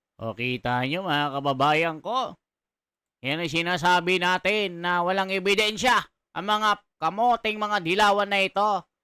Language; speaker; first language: Filipino; native; Filipino